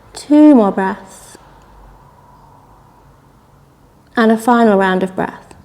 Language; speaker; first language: English; native; English